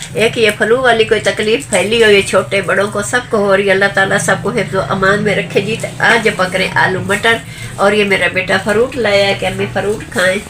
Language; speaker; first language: Urdu; non-native, local second language; Punjabi